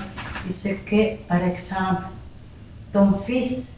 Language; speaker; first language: French; non-native, fluent; Spanish